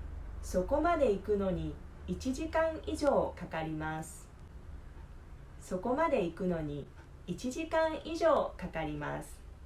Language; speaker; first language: Japanese; native; Japanese